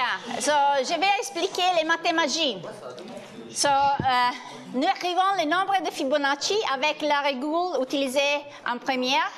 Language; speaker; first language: French; non-native, learner; Italian